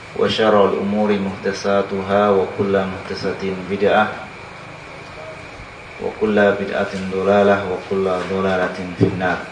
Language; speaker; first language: Arabic; non-native, fluent; Indonesian